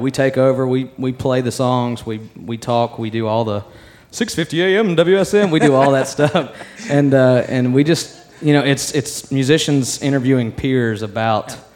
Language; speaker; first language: English; native; English